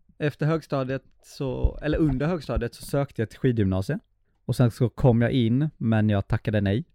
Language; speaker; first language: Swedish; native; Swedish